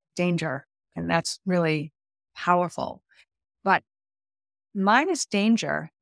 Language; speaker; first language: English; native; English